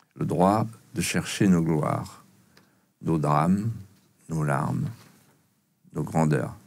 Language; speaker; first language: French; native; French